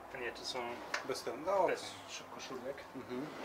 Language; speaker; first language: Polish; early bilingual, heritage; Polish